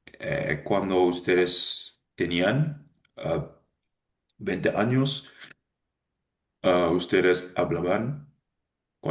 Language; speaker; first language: Spanish; non-native, learner; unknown